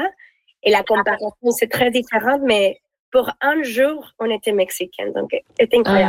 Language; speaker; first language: French; non-native, learner; Spanish